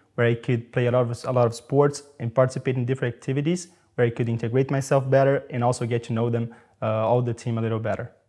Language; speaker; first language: English; non-native, fluent; Portuguese